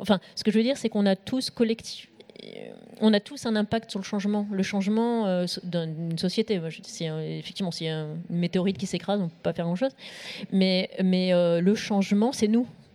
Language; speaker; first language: French; native; French